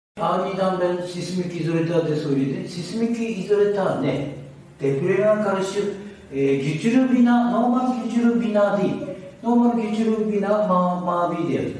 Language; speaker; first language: Turkish; non-native, learner; Japanese